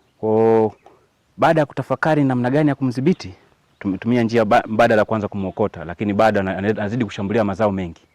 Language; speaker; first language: Swahili; native; Swahili